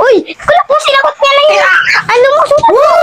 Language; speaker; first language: Filipino; native; Filipino